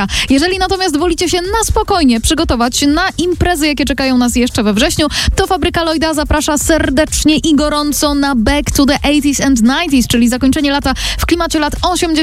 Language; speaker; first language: Polish; native; Polish